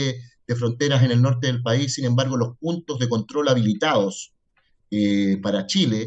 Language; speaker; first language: Spanish; native; Spanish